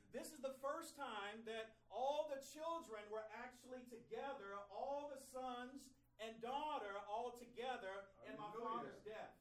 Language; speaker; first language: English; native; English